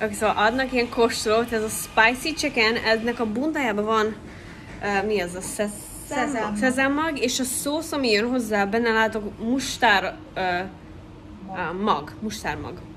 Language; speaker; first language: Hungarian; early bilingual, heritage; English